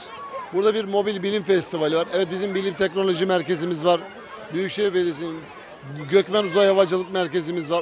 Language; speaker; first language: Turkish; native; Turkish